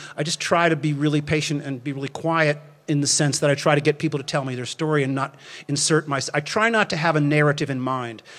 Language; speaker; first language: English; native; English